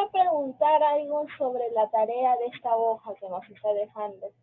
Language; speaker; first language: Spanish; native; Spanish